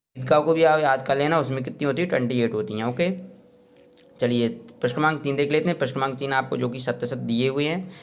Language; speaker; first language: Hindi; native; Hindi